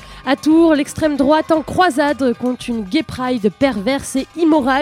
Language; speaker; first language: French; native; French